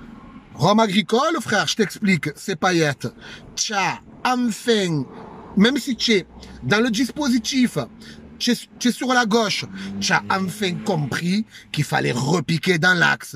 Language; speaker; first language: French; native; French